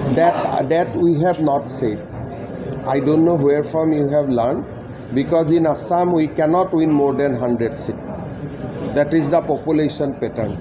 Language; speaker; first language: English; non-native, local second language; Assamese